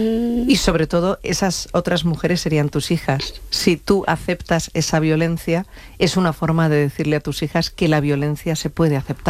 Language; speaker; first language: Spanish; native; Spanish